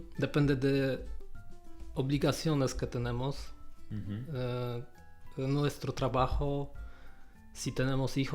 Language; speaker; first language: Spanish; non-native, learner; Polish